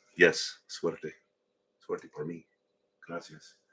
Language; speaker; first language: Spanish; non-native, learner; English